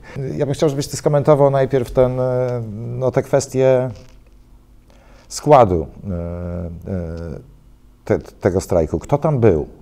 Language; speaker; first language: Polish; native; Polish